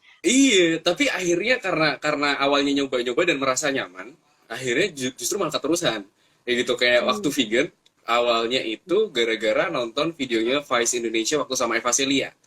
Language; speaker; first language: Indonesian; native; Indonesian